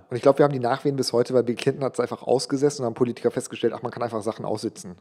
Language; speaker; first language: German; non-native, local second language; English